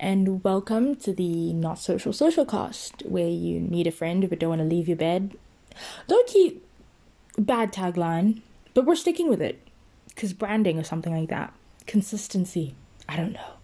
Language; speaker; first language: English; non-native, local second language; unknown